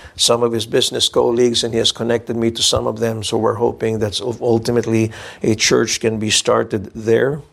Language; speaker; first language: English; non-native, local second language; Filipino